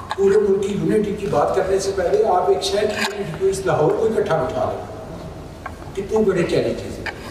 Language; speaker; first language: Urdu; non-native, local second language; Punjabi